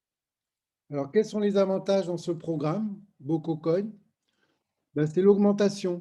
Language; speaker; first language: French; native; French